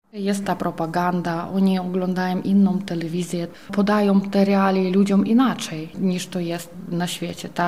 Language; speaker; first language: Polish; non-native, fluent; Ukrainian